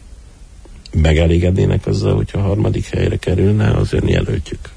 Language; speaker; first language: Hungarian; native; Hungarian